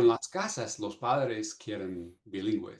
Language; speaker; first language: Spanish; non-native, fluent; English